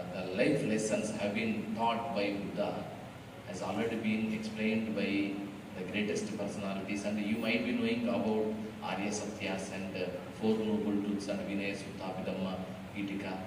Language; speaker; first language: English; non-native, local second language; Telugu